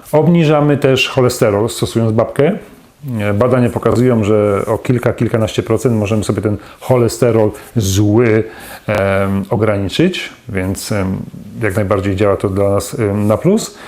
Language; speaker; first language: Polish; native; Polish